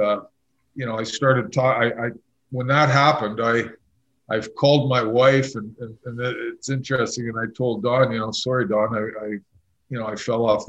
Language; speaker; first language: English; native; English